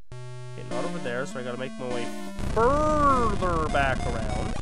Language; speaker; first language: English; native; English